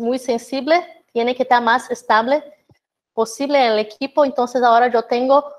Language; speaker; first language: Spanish; non-native, fluent; Portuguese